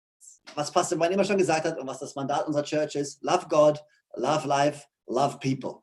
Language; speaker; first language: German; native; German